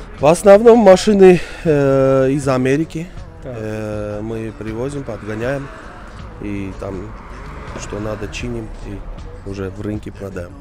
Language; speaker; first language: Russian; non-native, local second language; Armenian